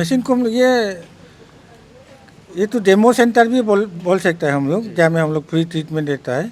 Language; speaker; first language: Hindi; non-native, local second language; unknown